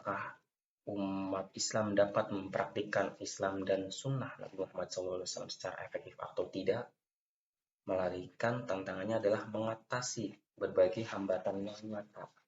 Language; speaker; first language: Indonesian; native; Indonesian